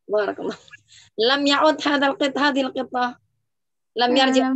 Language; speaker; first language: Arabic; non-native, fluent; Indonesian